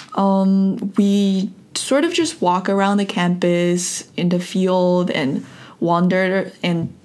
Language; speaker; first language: English; non-native, fluent; Chinese